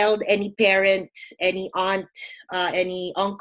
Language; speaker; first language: English; non-native, local second language; Filipino